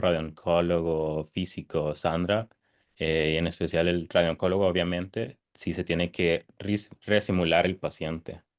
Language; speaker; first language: Spanish; native; Spanish